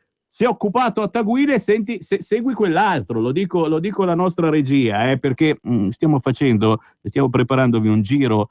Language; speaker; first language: Italian; native; Italian